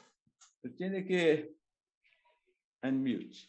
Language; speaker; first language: Spanish; non-native, learner; Portuguese